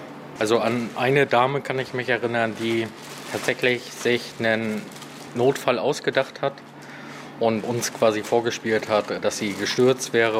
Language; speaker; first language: German; native; German